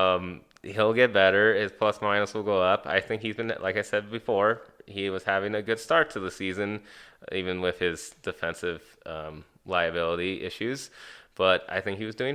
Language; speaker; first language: English; native; English